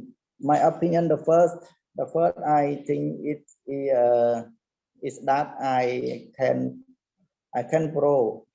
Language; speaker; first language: English; non-native, learner; Khmer